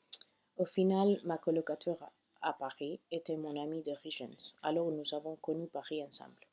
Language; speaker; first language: French; non-native, fluent; Spanish